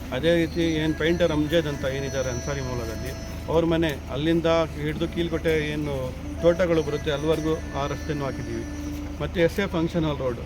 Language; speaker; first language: Kannada; non-native, local second language; Urdu